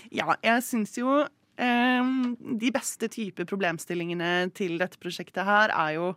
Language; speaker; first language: Norwegian; native; Norwegian